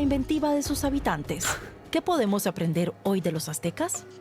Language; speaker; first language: Spanish; native; Spanish